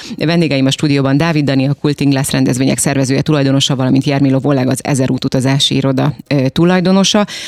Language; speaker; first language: Hungarian; native; Hungarian